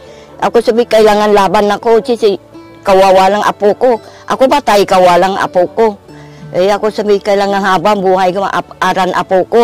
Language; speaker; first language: Filipino; non-native, learner; Vietnamese